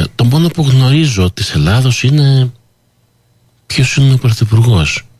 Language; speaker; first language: Greek; early bilingual, heritage; Greek